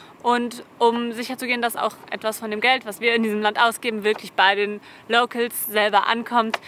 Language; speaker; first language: German; native; German